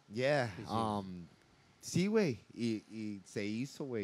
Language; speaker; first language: Spanish; early bilingual, heritage; Spanish